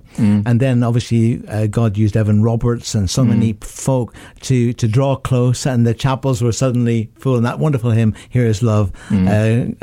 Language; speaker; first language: English; native; English